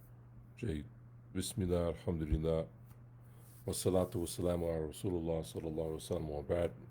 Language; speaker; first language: Arabic; non-native, fluent; English